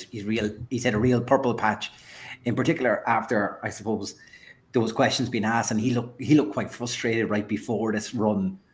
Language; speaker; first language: English; native; English